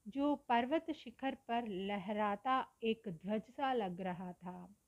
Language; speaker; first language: Hindi; non-native, local second language; Telugu